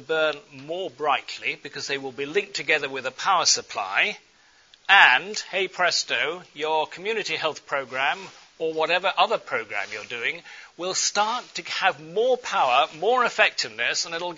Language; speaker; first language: English; native; English